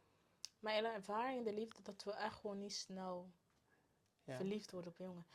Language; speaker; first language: Dutch; non-native, learner; Kinyarwanda